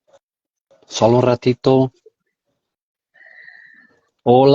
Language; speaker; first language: Spanish; non-native, fluent; Portuguese